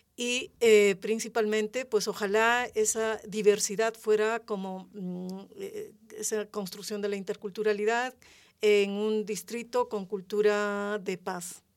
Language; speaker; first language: Spanish; native; Spanish